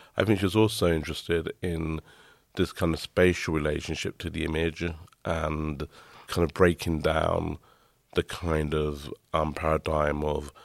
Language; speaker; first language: English; native; English